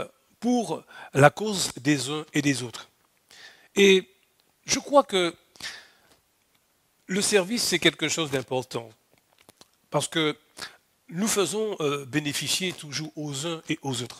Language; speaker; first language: French; native; French